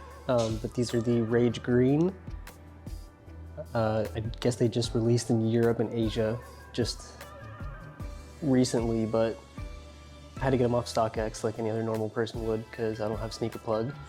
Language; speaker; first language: English; native; English